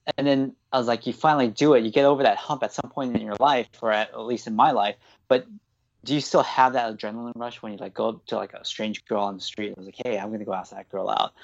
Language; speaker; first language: English; native; English